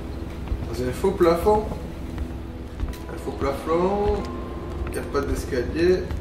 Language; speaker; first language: French; native; French